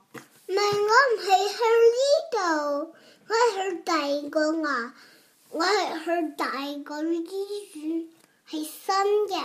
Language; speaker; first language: Chinese; early bilingual, heritage; Cantonese